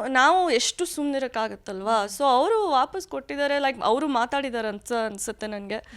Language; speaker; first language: Kannada; early bilingual, heritage; Kannada